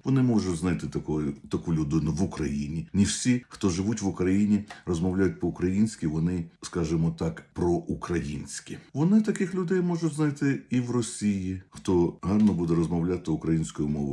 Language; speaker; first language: Ukrainian; non-native, local second language; Russian